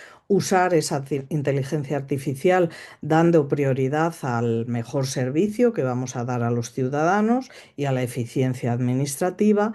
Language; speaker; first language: Spanish; native; Spanish